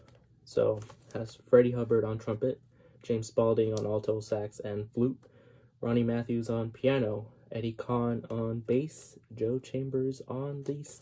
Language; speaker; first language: English; native; English